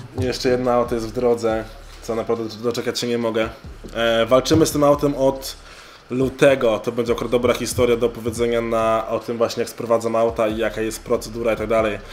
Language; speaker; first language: Polish; early bilingual, other home language; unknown